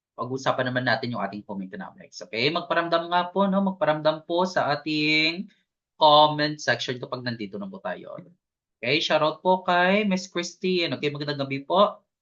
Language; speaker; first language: Filipino; non-native, local second language; Hiligaynon